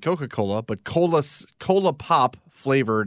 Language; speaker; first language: English; native; English